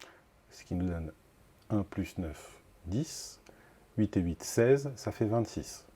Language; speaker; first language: French; native; French